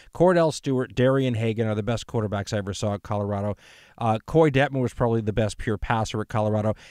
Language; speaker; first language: English; native; English